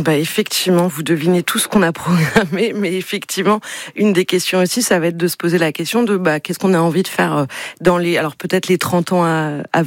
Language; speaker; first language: French; native; French